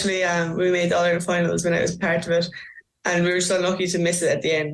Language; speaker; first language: English; native; English